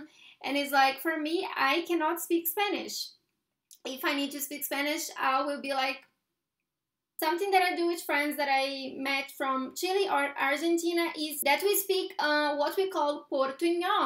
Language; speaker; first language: English; non-native, fluent; Portuguese